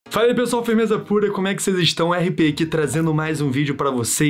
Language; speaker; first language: Portuguese; native; Portuguese